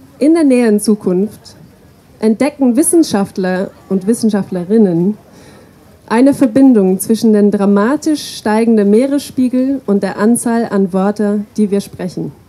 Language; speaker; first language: German; non-native, fluent; English